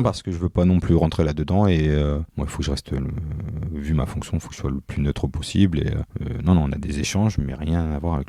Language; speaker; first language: French; native; French